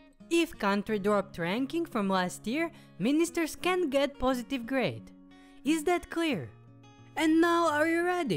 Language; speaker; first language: English; non-native, fluent; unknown